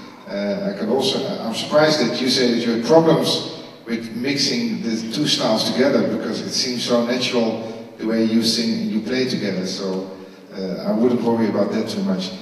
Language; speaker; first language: English; non-native, fluent; Dutch